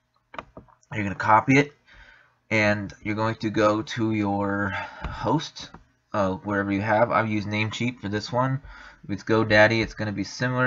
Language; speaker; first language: English; native; English